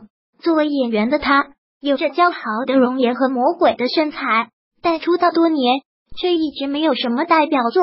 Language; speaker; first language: Chinese; native; Chinese